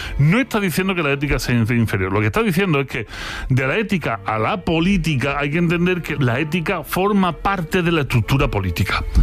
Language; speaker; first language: Spanish; native; Spanish